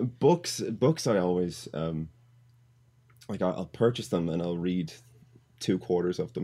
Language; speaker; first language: English; native; English